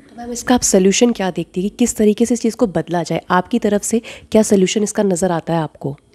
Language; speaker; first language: Hindi; native; Hindi